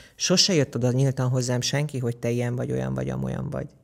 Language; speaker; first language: Hungarian; native; Hungarian